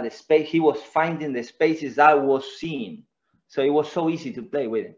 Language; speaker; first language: English; non-native, fluent; Spanish